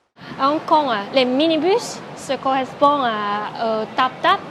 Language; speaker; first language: French; non-native, learner; Cantonese